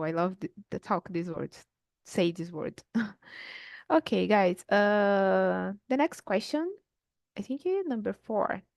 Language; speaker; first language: English; non-native, learner; Portuguese